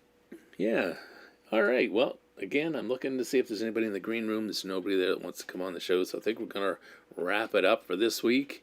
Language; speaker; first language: English; native; English